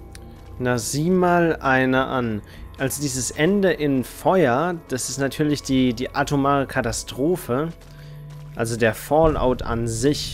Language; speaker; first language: German; native; German